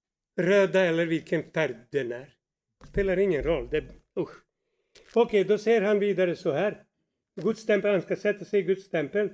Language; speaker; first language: Swedish; non-native, fluent; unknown